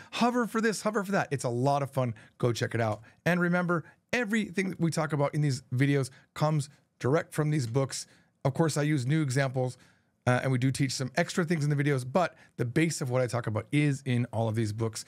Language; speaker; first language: English; native; English